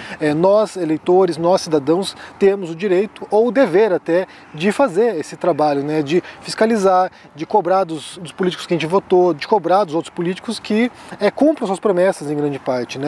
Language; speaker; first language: Portuguese; native; Portuguese